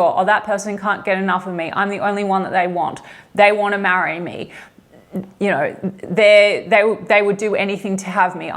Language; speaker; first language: English; native; English